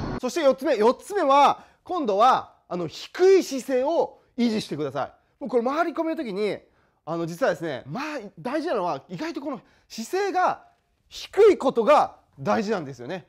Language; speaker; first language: Japanese; native; Japanese